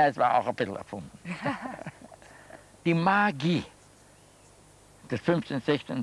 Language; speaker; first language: German; native; German